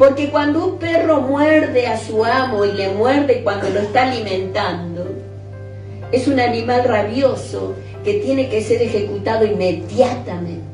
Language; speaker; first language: Spanish; native; Spanish